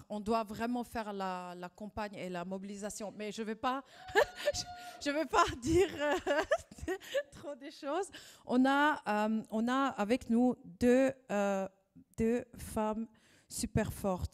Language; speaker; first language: French; non-native, fluent; German